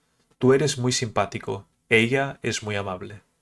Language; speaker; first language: Spanish; early bilingual, other home language; Portuguese